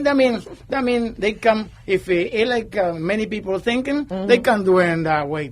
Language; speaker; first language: English; non-native, learner; Spanish